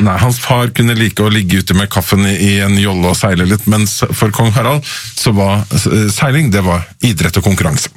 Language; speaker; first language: Norwegian; native; Norwegian